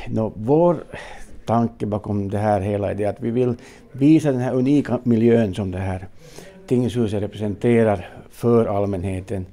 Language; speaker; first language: Swedish; native; Swedish